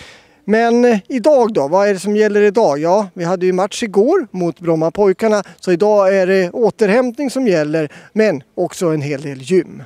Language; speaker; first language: Swedish; native; Swedish